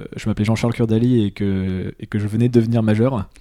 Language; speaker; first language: French; native; French